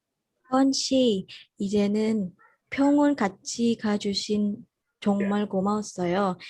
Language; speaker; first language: Korean; non-native, learner; Indonesian